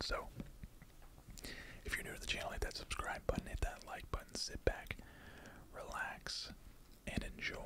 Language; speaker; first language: English; native; English